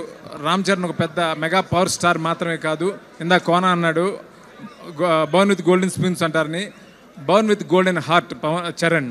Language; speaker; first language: Telugu; native; Telugu